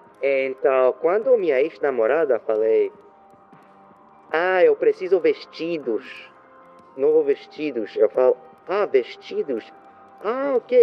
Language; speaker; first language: Portuguese; non-native, learner; French